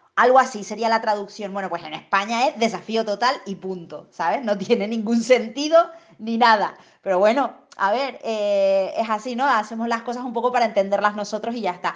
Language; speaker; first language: Spanish; native; Spanish